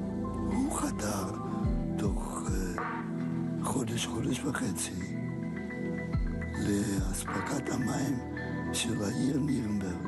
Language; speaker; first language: Hebrew; non-native, fluent; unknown